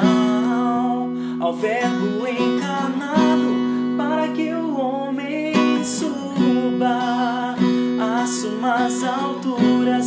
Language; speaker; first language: Portuguese; native; Portuguese